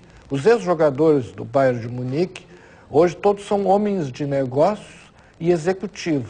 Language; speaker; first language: Portuguese; native; Portuguese